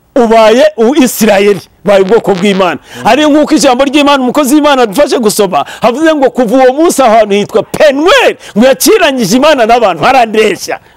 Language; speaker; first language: Kinyarwanda; early bilingual, heritage; Kinyarwanda